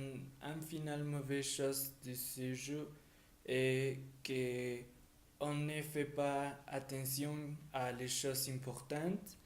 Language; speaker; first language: French; non-native, learner; Spanish